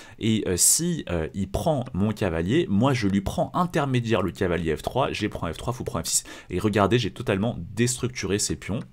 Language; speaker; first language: French; native; French